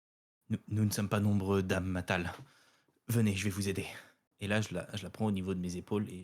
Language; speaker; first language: French; native; French